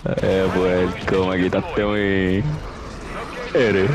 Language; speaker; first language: Spanish; native; Spanish